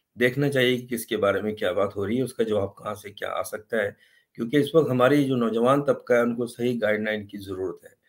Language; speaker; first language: Urdu; native; Urdu